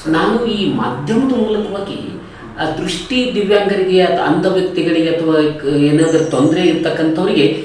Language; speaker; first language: Kannada; native; Kannada